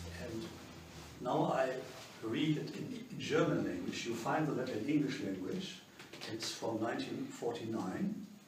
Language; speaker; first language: English; non-native, fluent; German